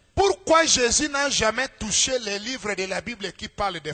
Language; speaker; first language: French; non-native, local second language; Lingala